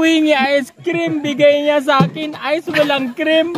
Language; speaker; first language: Filipino; non-native, local second language; Cebuano